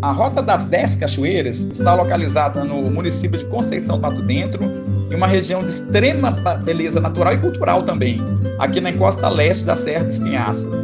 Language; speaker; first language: Portuguese; native; Portuguese